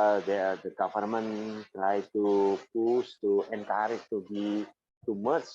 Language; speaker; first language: English; non-native, fluent; Indonesian